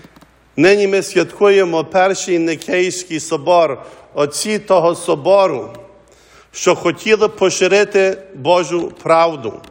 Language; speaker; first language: Ukrainian; early bilingual, heritage; Ukrainian